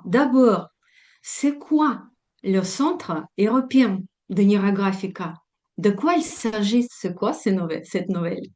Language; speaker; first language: French; non-native, fluent; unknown